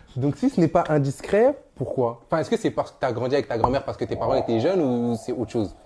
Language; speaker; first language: French; native; French